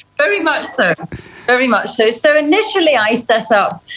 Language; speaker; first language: English; native; English